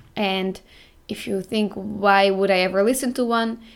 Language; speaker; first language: English; non-native, fluent; Dutch